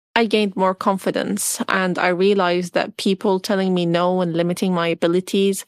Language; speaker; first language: English; non-native, fluent; Arabic